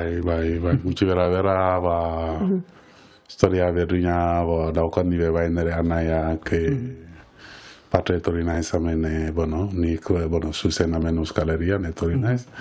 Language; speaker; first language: Basque; non-native, learner; Wolof